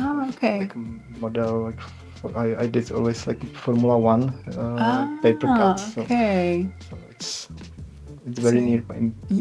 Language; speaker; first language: English; non-native, learner; Czech